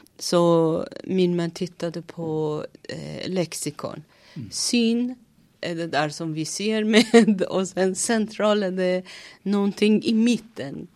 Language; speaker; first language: Swedish; non-native, fluent; Persian